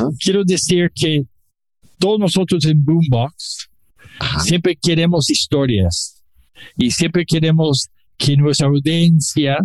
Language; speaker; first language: Spanish; non-native, learner; English